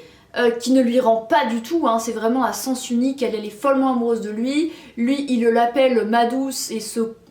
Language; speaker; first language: French; native; French